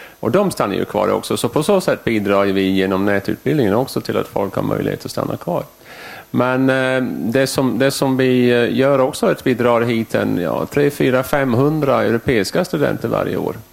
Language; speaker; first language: Swedish; native; Swedish